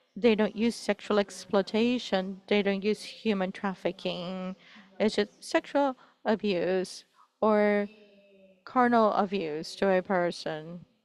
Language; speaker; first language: English; non-native, fluent; Spanish